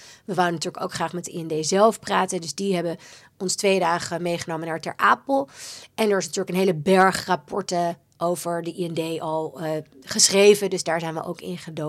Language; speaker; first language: Dutch; native; Dutch